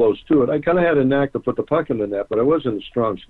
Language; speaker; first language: English; native; English